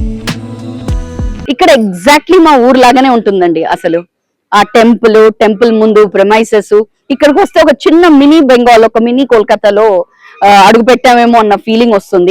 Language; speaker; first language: Telugu; non-native, local second language; Bangla